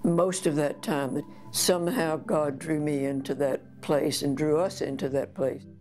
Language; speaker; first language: English; native; English